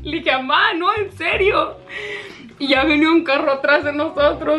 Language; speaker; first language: Spanish; early bilingual, heritage; Spanish